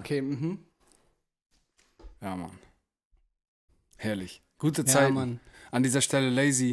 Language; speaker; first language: German; native; German